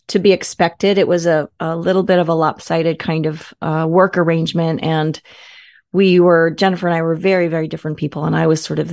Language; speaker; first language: English; native; English